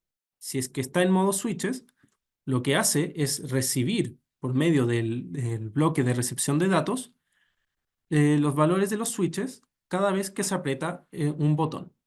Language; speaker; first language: Spanish; native; Spanish